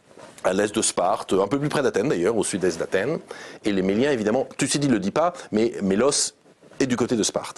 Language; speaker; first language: French; native; French